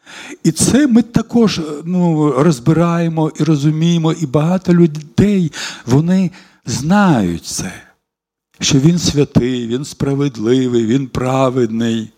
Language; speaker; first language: Ukrainian; non-native, local second language; Russian